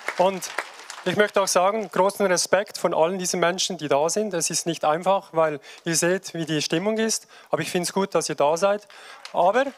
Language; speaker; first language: German; native; German